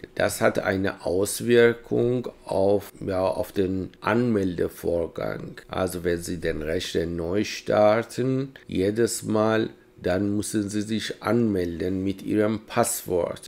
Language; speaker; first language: German; non-native, fluent; Persian